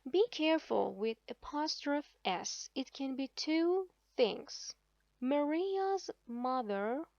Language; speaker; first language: English; non-native, fluent; Persian